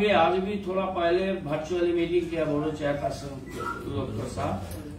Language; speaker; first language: Hindi; non-native, local second language; Bangla